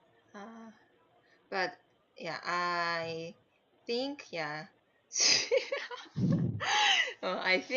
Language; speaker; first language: English; non-native, learner; Korean